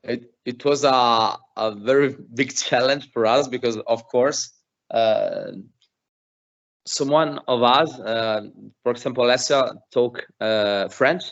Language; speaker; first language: English; non-native, fluent; Italian